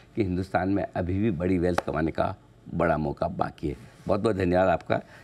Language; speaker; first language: Hindi; native; Hindi